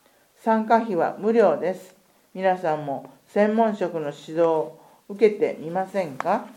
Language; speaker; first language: Japanese; native; Japanese